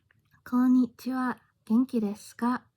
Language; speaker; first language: Japanese; non-native, learner; English